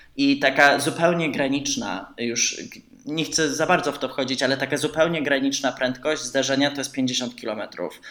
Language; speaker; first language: Polish; early bilingual, heritage; Polish